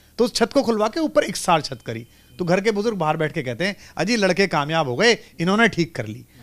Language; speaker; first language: Hindi; native; Hindi